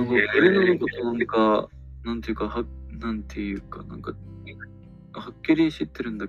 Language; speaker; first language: Japanese; non-native, learner; Ukrainian